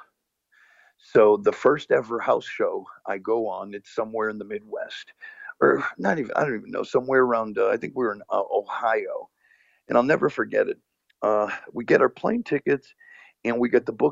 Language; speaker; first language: English; early bilingual, other home language; Portuguese